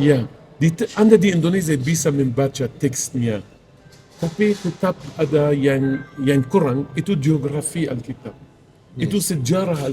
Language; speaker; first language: Indonesian; non-native, fluent; Arabic